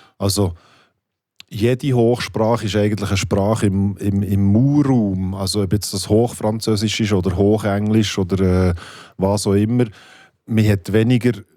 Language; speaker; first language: German; native; German